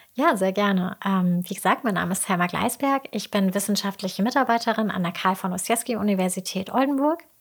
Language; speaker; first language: German; native; German